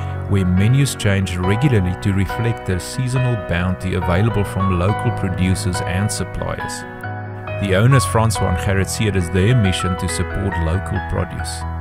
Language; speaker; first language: English; non-native, local second language; Afrikaans